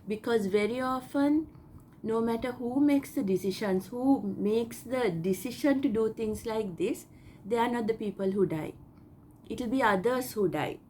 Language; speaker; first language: English; non-native, local second language; Sinhala